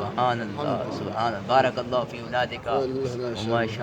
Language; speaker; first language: Arabic; non-native, learner; Urdu